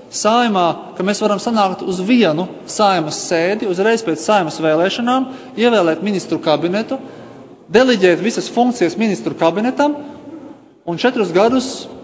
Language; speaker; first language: Latvian; native; Latvian